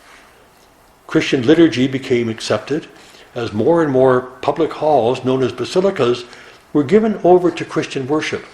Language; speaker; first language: English; native; English